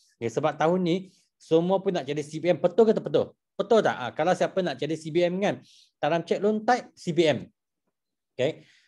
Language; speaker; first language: Malay; non-native, local second language; Chinese